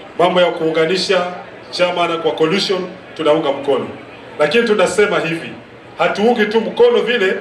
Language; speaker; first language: Swahili; non-native, local second language; Luyia